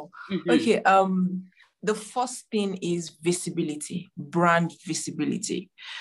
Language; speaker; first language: English; non-native, local second language; Igbo